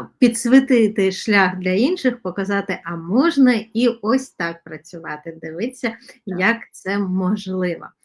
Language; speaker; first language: Ukrainian; non-native, local second language; Russian